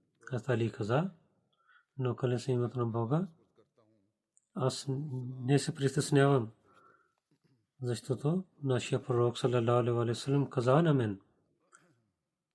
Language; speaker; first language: Bulgarian; non-native, fluent; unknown